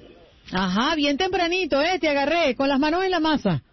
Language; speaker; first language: Spanish; native; Spanish